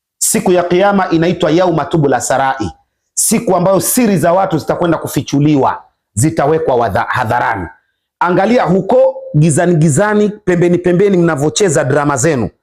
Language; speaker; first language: Swahili; native; Swahili